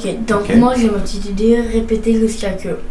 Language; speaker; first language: French; native; French